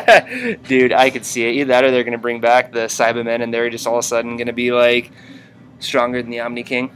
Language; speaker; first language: English; native; English